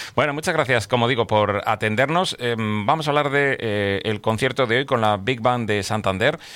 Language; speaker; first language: Spanish; native; Spanish